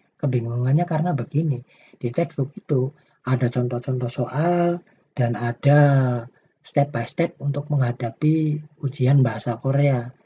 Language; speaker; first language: Indonesian; native; Indonesian